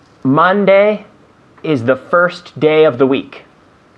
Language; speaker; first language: English; non-native, fluent; Spanish